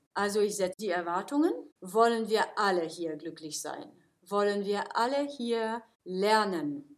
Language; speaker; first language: German; non-native, fluent; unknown